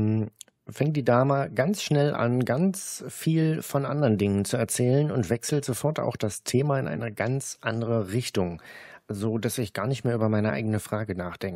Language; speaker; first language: German; native; German